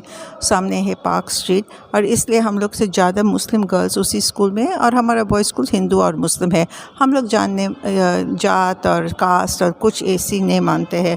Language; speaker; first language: Hindi; non-native, local second language; English